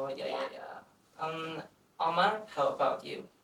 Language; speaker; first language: English; non-native, fluent; Indonesian